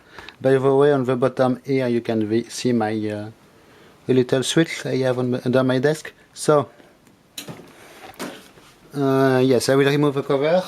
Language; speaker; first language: English; non-native, fluent; French